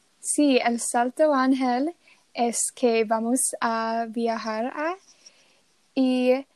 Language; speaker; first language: Spanish; non-native, learner; English